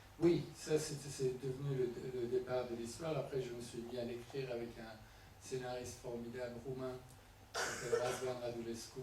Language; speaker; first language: French; non-native, fluent; Persian